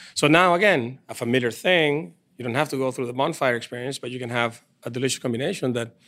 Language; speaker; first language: English; non-native, fluent; Spanish